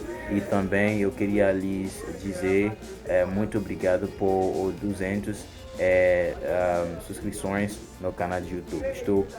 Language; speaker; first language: Portuguese; non-native, fluent; Haitian Creole